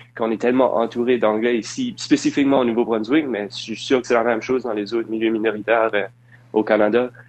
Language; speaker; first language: French; native; French